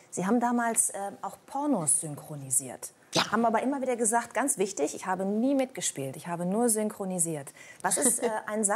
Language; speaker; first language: German; native; German